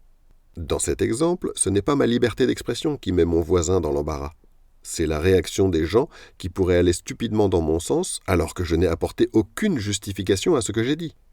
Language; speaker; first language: French; native; French